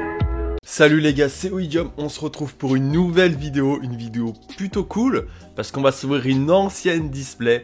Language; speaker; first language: French; native; French